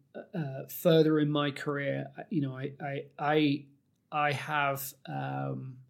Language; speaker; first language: English; native; English